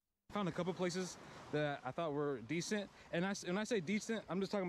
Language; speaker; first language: English; native; English